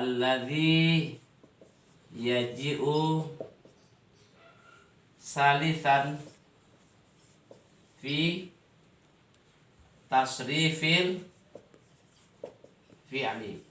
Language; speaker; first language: Arabic; non-native, fluent; Indonesian